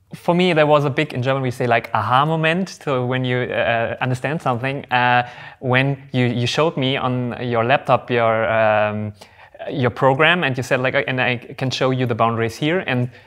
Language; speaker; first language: English; non-native, fluent; German